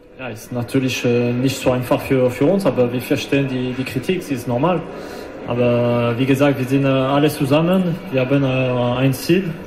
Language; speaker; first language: German; non-native, learner; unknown